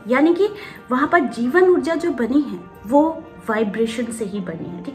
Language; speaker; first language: Hindi; non-native, local second language; Bangla